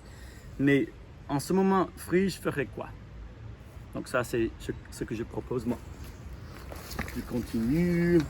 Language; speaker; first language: French; non-native, fluent; English